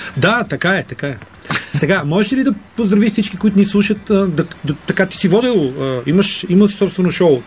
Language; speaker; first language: Bulgarian; native; Bulgarian